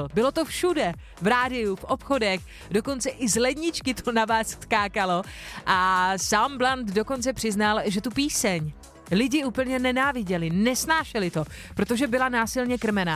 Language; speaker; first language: Czech; native; Czech